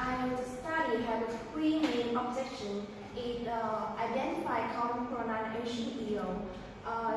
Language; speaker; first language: English; non-native, learner; Vietnamese